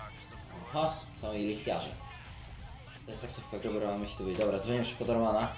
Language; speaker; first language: Polish; native; Polish